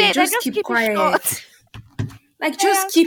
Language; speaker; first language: English; non-native, local second language; Yoruba